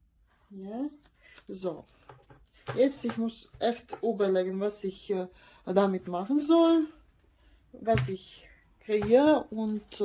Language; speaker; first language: German; non-native, learner; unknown